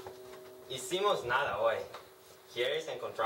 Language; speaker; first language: Spanish; non-native, learner; English